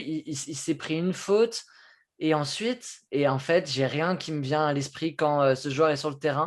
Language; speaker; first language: French; native; French